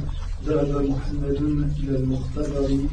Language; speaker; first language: Arabic; non-native, learner; French